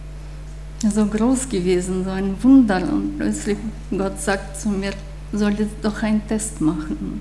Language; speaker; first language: German; non-native, fluent; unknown